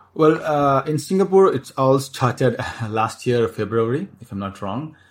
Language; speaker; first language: English; non-native, local second language; Tamil